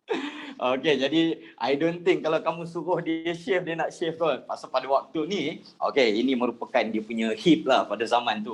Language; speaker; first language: Malay; native; Malay